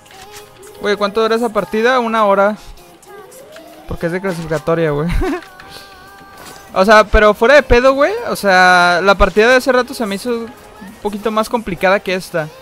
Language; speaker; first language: Spanish; native; Spanish